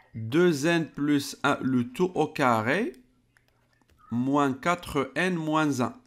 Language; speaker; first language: French; non-native, local second language; Arabic